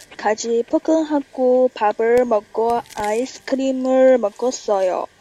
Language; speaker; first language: Korean; non-native, learner; Chinese